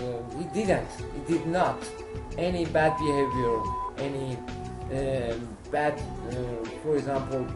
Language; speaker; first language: English; non-native, learner; Persian